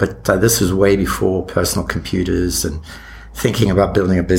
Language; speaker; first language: English; native; English